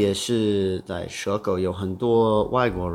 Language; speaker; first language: Chinese; non-native, learner; English